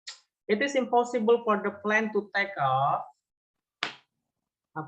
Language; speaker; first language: English; non-native, fluent; Indonesian